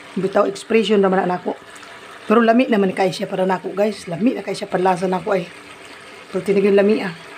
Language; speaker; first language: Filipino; non-native, local second language; Cebuano